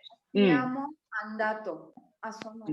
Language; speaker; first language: Italian; non-native, learner; Spanish